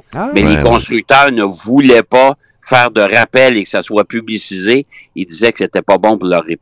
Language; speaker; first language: French; native; French